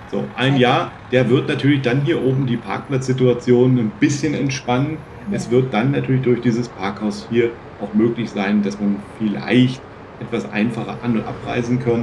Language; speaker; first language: German; native; German